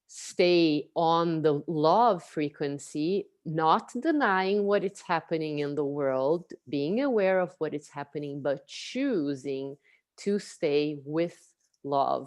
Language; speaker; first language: English; non-native, fluent; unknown